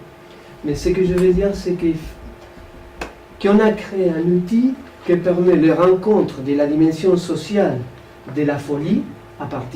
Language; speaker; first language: French; non-native, fluent; Spanish